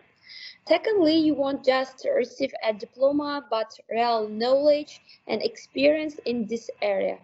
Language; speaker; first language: English; non-native, learner; Uzbek